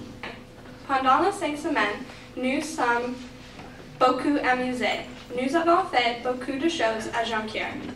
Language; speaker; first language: French; non-native, local second language; English